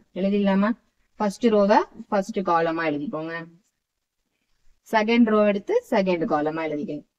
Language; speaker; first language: Tamil; native; Tamil